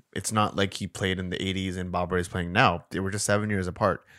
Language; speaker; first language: English; non-native, local second language; Urdu